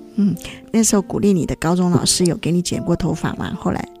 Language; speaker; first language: Chinese; native; Chinese